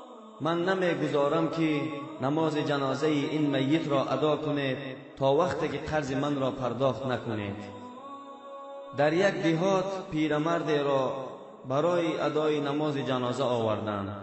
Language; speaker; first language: Persian; non-native, local second language; Tajik